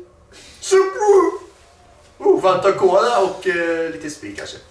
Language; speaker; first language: Swedish; native; Swedish